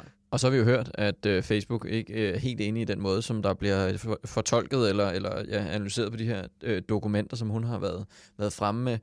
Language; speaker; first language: Danish; native; Danish